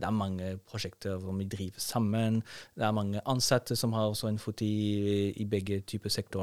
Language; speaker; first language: Norwegian; non-native, fluent; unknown